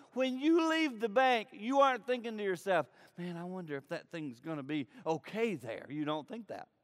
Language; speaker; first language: English; native; English